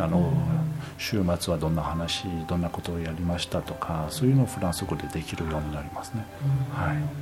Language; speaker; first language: Japanese; non-native, fluent; French